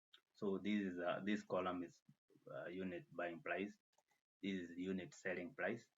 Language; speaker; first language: English; native; English